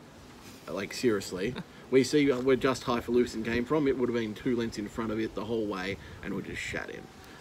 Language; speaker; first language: English; native; English